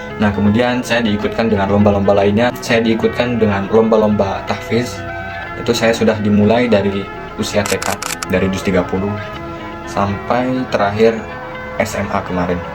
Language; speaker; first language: Indonesian; native; Indonesian